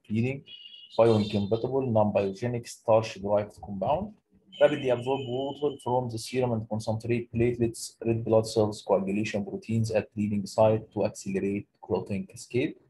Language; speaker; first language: English; non-native, local second language; Arabic